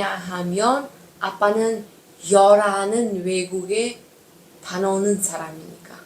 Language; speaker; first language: Korean; non-native, learner; Uzbek